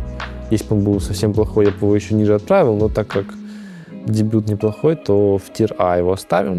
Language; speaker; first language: Russian; native; Russian